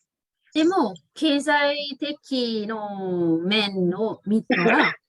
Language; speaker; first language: Japanese; non-native, fluent; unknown